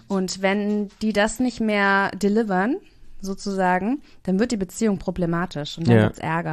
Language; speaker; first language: German; native; German